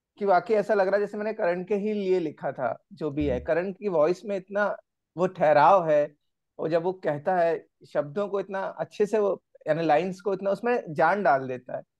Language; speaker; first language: Hindi; native; Hindi